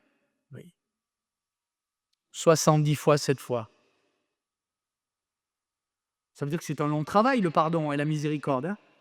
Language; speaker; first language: French; native; French